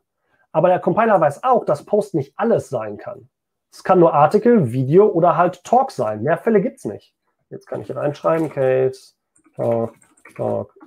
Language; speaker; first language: German; native; German